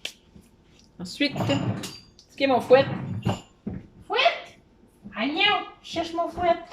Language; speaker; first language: French; native; French